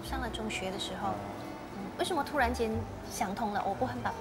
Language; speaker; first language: Chinese; native; Chinese